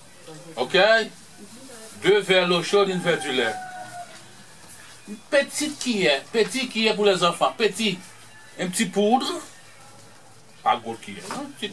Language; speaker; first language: French; non-native, fluent; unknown